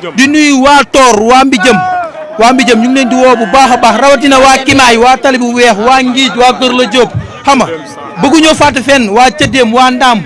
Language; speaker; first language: Wolof; native; Wolof